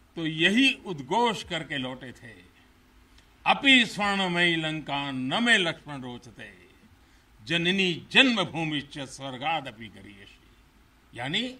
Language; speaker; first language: Hindi; non-native, local second language; Gujarati